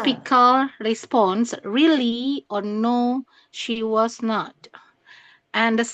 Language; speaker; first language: English; non-native, learner; Indonesian